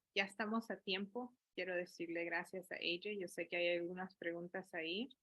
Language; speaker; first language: Spanish; early bilingual, heritage; Spanish